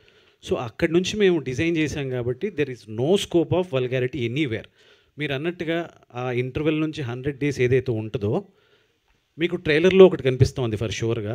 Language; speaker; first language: Telugu; native; Telugu